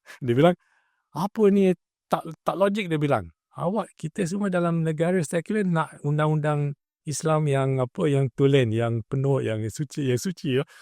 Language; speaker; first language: Malay; native; Malay